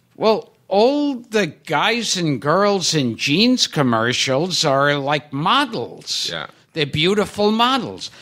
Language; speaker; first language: English; native; English